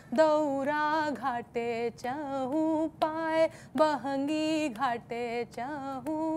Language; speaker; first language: Hindi; native; Hindi